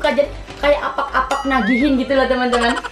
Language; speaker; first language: Indonesian; native; Indonesian